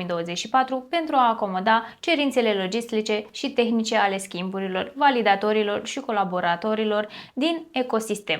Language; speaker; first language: Romanian; native; Romanian